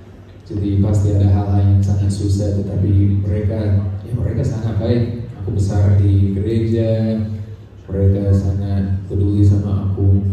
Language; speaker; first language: Indonesian; non-native, fluent; English